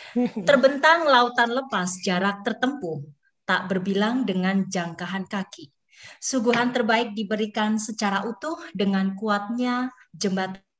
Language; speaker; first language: Indonesian; native; Indonesian